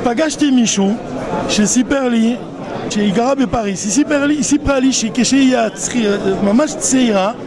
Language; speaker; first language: Hebrew; non-native, learner; French